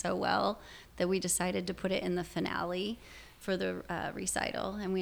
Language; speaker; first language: English; native; English